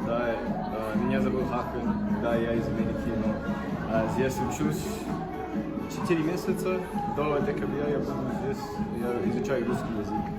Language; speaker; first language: Russian; non-native, learner; English